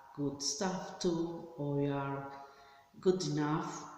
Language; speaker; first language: English; non-native, fluent; Italian